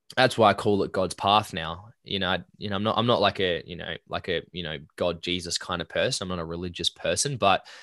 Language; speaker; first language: English; native; English